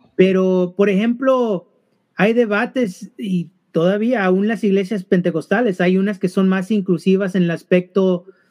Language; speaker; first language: Spanish; early bilingual, heritage; Spanish